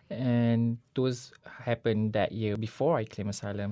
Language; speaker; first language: English; non-native, local second language; Malay